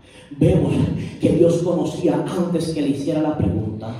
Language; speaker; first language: Spanish; native; Spanish